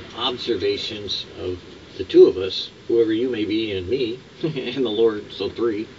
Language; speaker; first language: English; native; English